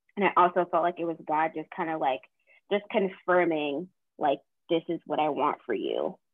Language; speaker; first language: English; native; English